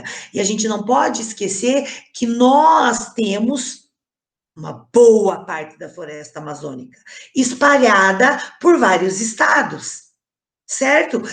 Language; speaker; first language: Portuguese; native; Portuguese